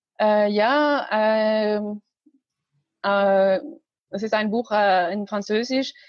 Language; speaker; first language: German; non-native, learner; Arabic